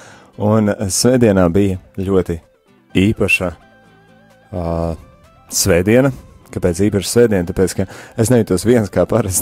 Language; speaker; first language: Latvian; native; Latvian